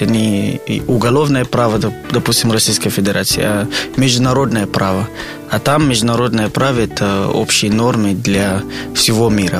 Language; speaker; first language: Russian; non-native, learner; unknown